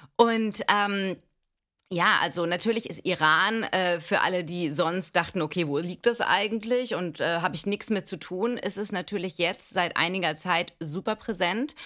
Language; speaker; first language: German; early bilingual, other home language; Greek